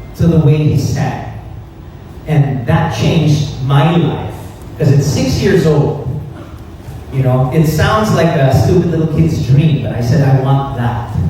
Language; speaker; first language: English; native; English